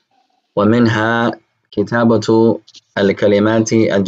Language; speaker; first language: Arabic; non-native, fluent; English